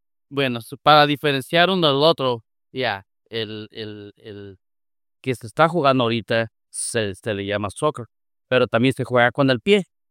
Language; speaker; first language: Spanish; native; Spanish